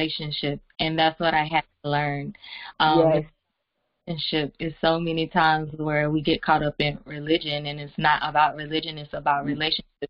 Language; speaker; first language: English; native; English